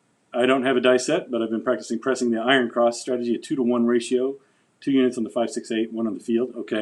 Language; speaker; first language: English; native; English